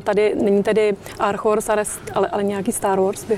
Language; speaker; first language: Czech; native; Czech